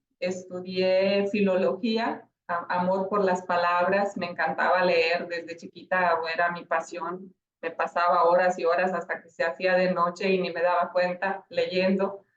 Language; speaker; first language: Spanish; non-native, fluent; Romanian